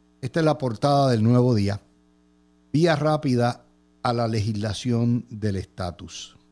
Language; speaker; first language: Spanish; native; Spanish